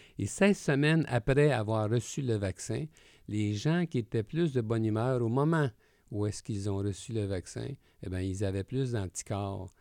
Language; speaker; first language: French; native; French